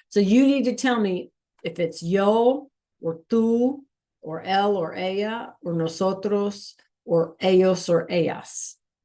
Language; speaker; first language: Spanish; non-native, fluent; English